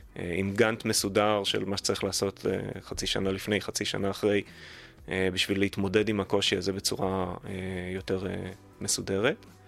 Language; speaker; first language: Hebrew; native; Hebrew